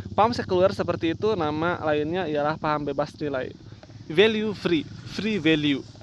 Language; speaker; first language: Indonesian; non-native, local second language; Sundanese